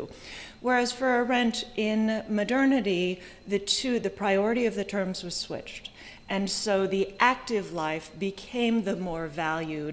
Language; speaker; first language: English; native; English